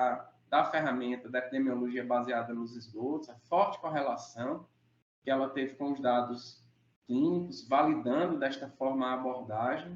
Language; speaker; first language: Portuguese; native; Portuguese